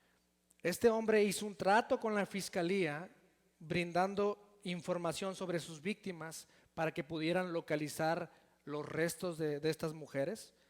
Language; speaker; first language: Spanish; native; Spanish